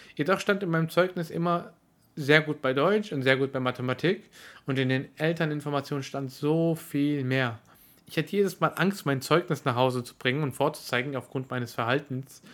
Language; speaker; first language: German; early bilingual, other home language; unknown